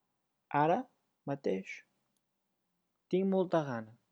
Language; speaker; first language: Catalan; non-native, learner; English